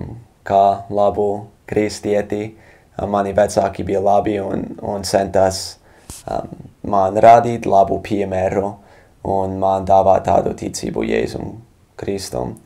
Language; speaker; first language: Latvian; non-native, fluent; English